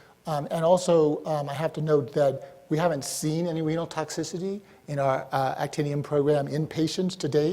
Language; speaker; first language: English; native; English